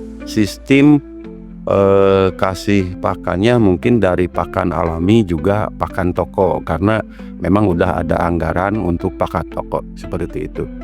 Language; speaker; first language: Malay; non-native, local second language; Sundanese